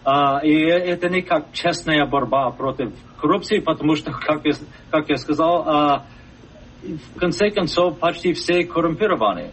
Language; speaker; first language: Russian; non-native, fluent; English